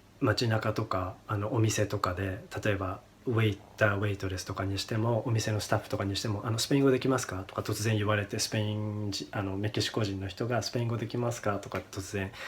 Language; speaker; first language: Japanese; native; Japanese